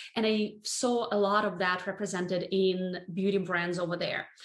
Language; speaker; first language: English; non-native, fluent; Russian